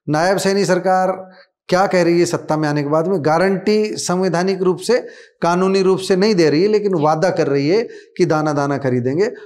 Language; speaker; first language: Hindi; native; Hindi